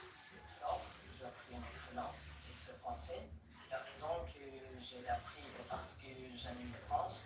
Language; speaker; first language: French; non-native, learner; Filipino